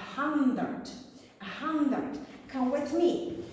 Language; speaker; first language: English; non-native, fluent; Czech